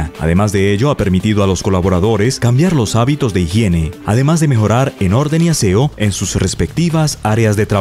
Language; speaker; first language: Spanish; native; Spanish